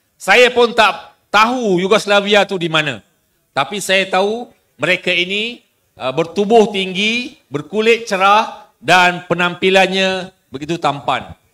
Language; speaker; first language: Malay; native; Malay